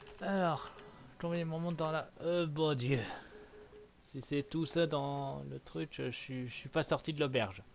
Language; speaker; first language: French; native; French